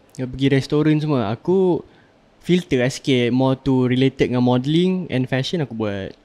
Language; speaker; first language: Malay; native; Malay